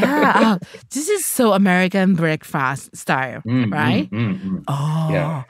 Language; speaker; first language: English; non-native, learner; Japanese